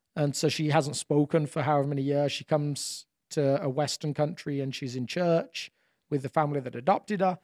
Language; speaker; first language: English; native; English